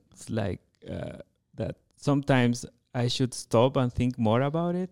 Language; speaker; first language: English; non-native, fluent; Spanish